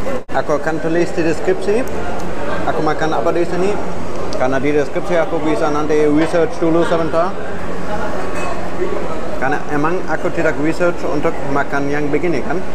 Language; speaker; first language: Indonesian; non-native, fluent; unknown